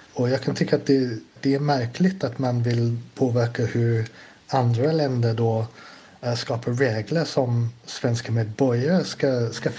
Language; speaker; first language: Swedish; non-native, fluent; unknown